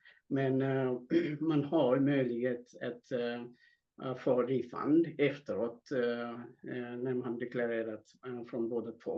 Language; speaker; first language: Swedish; non-native, fluent; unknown